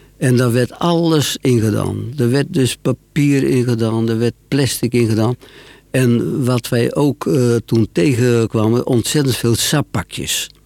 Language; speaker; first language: Dutch; native; Dutch